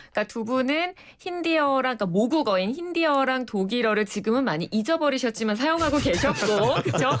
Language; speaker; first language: Korean; native; Korean